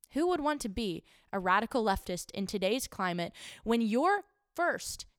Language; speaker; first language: English; native; English